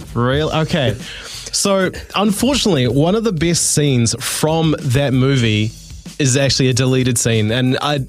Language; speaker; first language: English; native; English